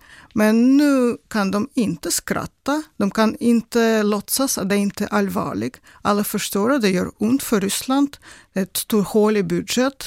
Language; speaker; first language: Swedish; non-native, fluent; Russian